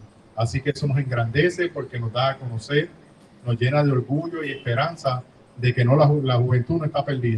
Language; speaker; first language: Spanish; native; Spanish